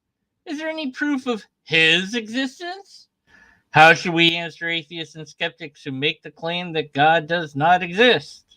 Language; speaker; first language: English; native; English